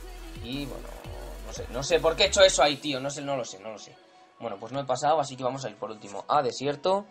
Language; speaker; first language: Spanish; native; Spanish